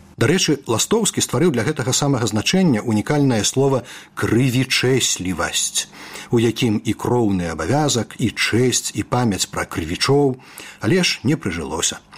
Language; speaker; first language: Belarusian; native; Belarusian